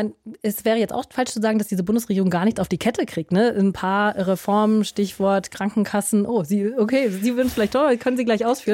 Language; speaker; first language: German; native; German